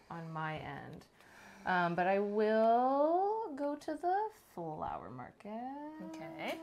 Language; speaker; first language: English; native; English